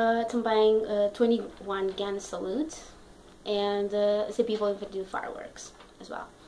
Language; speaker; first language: English; non-native, fluent; Portuguese